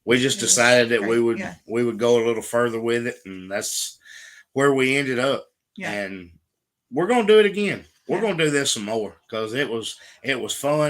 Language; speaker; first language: English; native; English